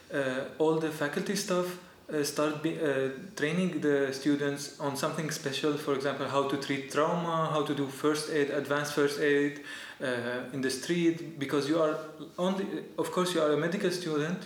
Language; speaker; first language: English; non-native, fluent; Arabic